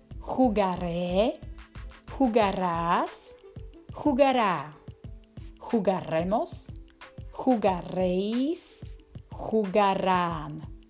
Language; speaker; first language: Spanish; non-native, fluent; Slovak